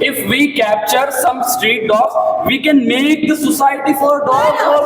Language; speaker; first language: English; non-native, learner; Hindi